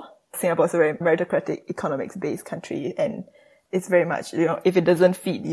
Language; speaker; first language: English; native; English